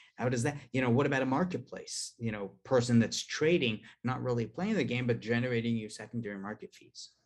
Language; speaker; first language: English; native; English